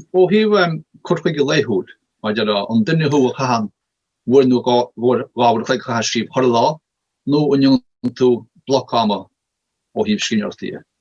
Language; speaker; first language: Irish; native; Irish